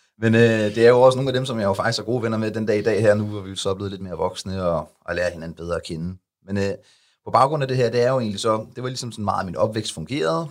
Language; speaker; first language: Danish; early bilingual, other home language; Arabic